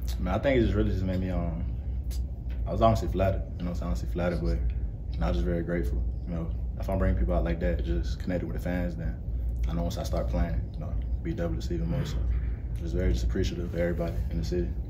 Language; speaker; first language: English; native; English